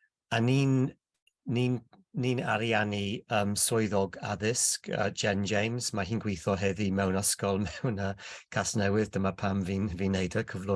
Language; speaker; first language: Welsh; non-native, local second language; English